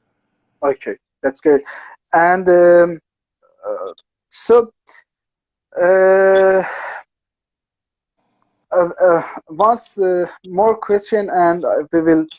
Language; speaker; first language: English; non-native, learner; Persian